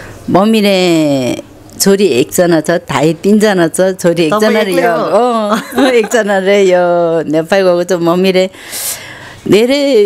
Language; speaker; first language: Nepali; non-native, learner; Korean